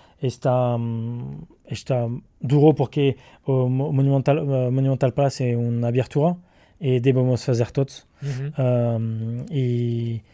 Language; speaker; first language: Portuguese; non-native, learner; French